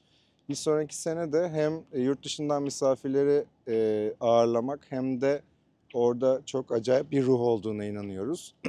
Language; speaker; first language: Turkish; native; Turkish